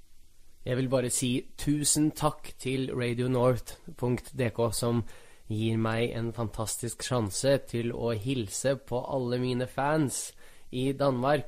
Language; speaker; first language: Norwegian; early bilingual, other home language; Russian